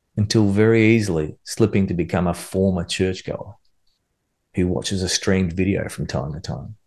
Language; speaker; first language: English; native; English